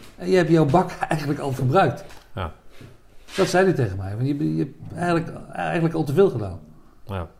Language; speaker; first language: Dutch; native; Dutch